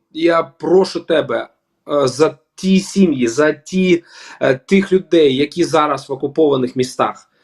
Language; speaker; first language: Ukrainian; non-native, local second language; Russian